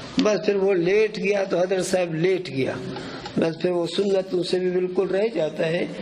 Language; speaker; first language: Urdu; non-native, local second language; Pashto